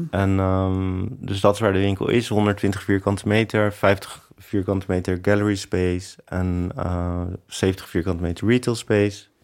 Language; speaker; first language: Dutch; native; Dutch